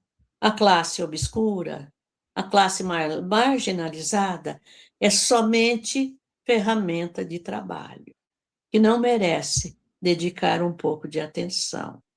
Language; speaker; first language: Portuguese; native; Portuguese